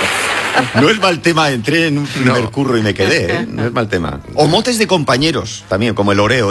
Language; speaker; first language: Spanish; native; Spanish